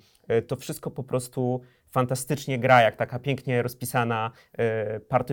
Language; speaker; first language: Polish; native; Polish